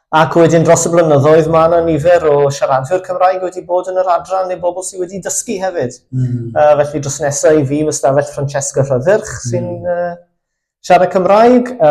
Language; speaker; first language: Welsh; native; Welsh